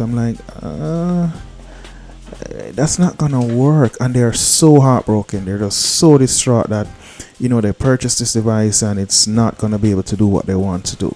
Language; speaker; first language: English; native; English